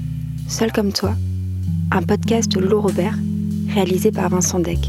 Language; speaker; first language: French; native; French